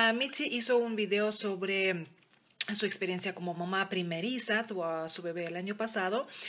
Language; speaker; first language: Spanish; non-native, fluent; Lithuanian